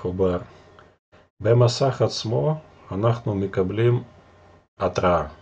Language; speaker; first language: Hebrew; non-native, fluent; Russian